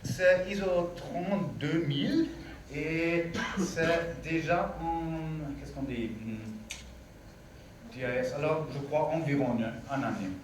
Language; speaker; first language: French; non-native, learner; German